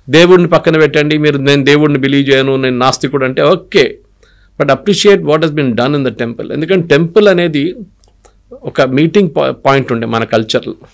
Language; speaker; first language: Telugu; non-native, local second language; Malayalam